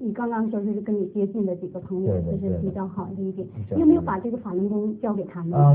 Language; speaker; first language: Chinese; native; Chinese